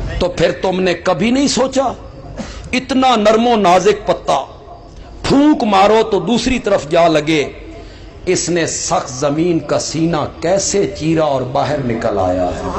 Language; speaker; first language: Urdu; non-native, local second language; Punjabi